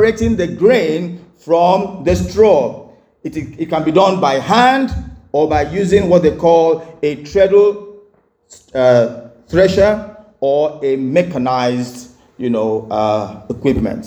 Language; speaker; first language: English; non-native, local second language; Igbo